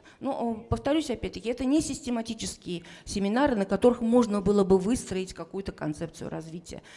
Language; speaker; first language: Russian; native; Russian